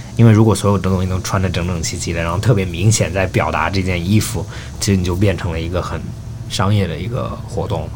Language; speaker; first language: Chinese; early bilingual, heritage; Chinese